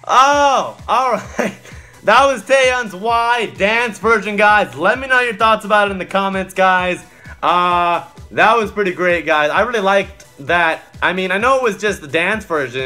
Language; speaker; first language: English; native; English